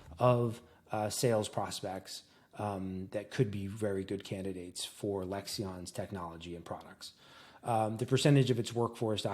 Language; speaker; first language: English; native; English